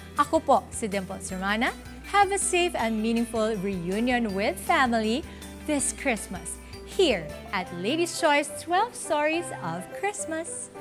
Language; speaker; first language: English; non-native, local second language; Filipino